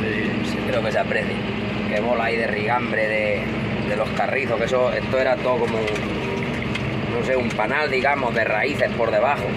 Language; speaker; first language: Spanish; native; Spanish